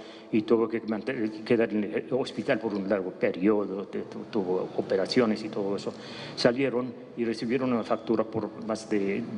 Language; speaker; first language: Spanish; non-native, fluent; English